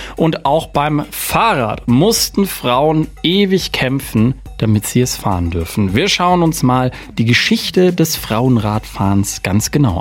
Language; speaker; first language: German; native; German